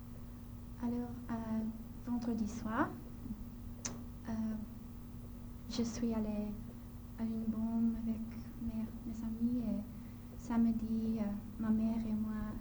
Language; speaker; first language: French; non-native, learner; English